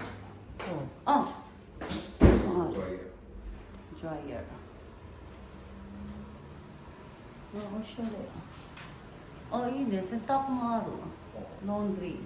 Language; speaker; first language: Japanese; non-native, learner; Filipino